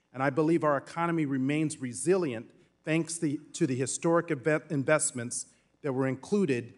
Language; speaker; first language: English; native; English